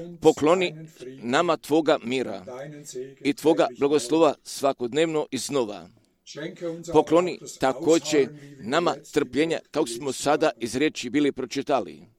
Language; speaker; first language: Croatian; early bilingual, heritage; Croatian